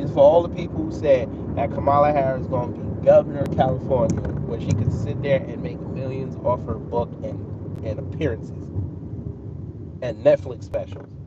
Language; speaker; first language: English; native; English